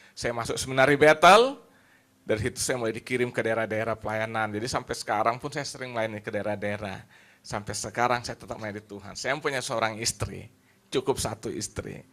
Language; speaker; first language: Indonesian; native; Indonesian